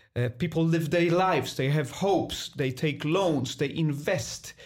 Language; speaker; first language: English; non-native, fluent; Polish